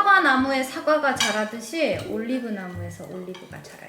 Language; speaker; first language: Korean; native; Korean